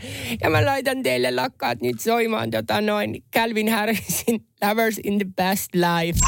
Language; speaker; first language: Finnish; native; Finnish